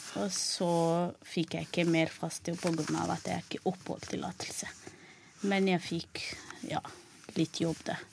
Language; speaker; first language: Norwegian; non-native, learner; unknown